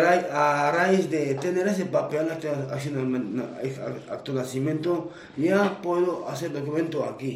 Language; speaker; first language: Spanish; non-native, fluent; Romanian